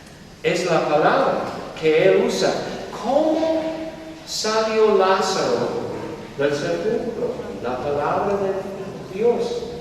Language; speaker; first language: Spanish; non-native, fluent; English